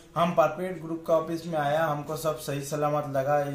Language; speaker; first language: Hindi; non-native, local second language; Bangla